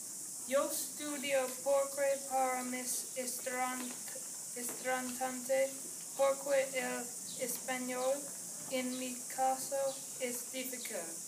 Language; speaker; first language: Spanish; non-native, learner; English